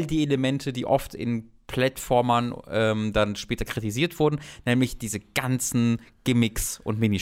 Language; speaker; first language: German; native; German